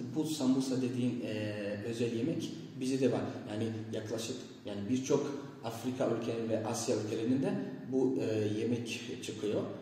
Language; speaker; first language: Turkish; non-native, fluent; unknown